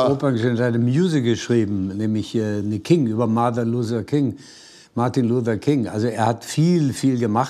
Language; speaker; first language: German; native; German